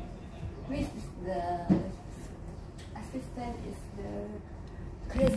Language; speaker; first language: English; non-native, learner; Indonesian